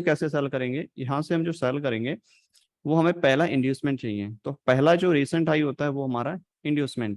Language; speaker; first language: Hindi; native; Hindi